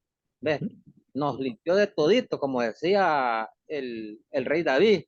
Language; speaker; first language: Spanish; native; Spanish